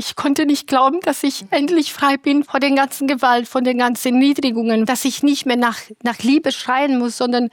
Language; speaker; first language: German; non-native, fluent; Romanian